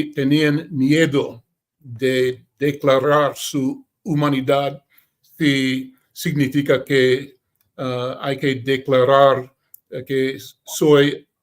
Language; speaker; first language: Spanish; non-native, learner; English